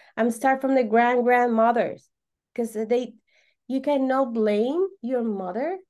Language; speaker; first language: English; non-native, fluent; Spanish